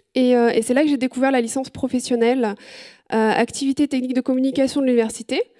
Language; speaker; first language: French; native; French